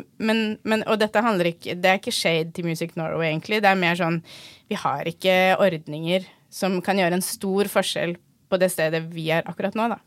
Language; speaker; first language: Norwegian; native; Norwegian